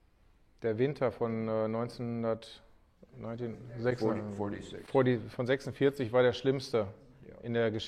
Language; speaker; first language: German; native; German